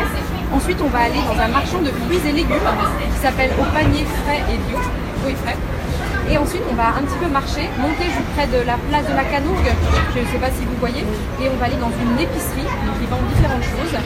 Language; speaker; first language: French; native; French